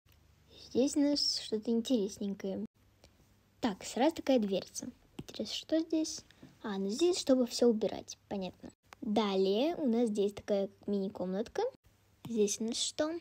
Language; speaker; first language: Russian; native; Russian